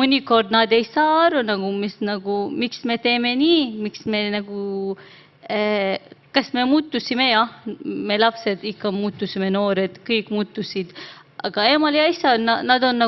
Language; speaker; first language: Estonian; non-native, learner; Arabic